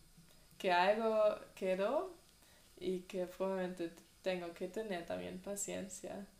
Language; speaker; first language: Spanish; non-native, fluent; German